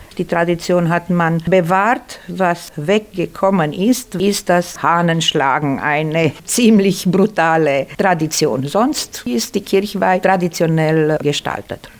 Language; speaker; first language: German; native; German